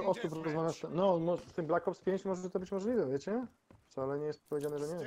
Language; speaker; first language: Polish; native; Polish